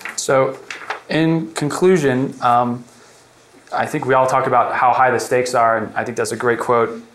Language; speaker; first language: English; native; English